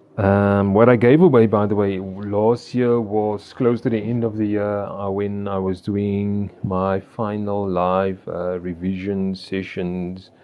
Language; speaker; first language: English; non-native, local second language; Afrikaans